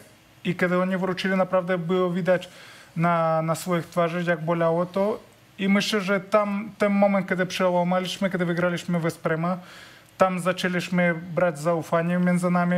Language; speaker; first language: Polish; non-native, fluent; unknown